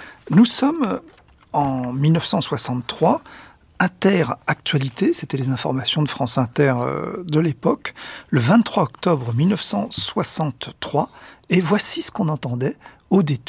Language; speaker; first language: French; native; French